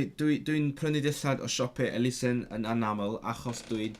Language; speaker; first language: Welsh; non-native, learner; Cantonese